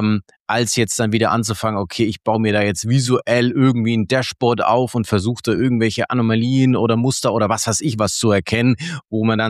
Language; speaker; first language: German; native; German